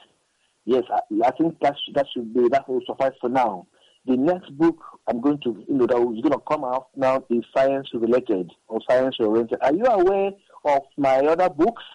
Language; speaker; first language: English; non-native, local second language; Igbo